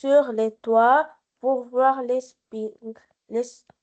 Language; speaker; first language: French; non-native, local second language; Arabic